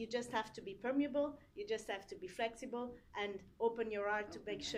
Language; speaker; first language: English; non-native, fluent; Portuguese